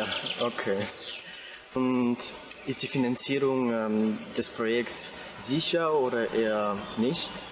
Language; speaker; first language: German; non-native, fluent; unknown